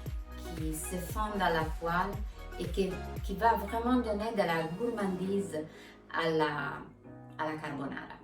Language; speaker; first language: French; non-native, fluent; Italian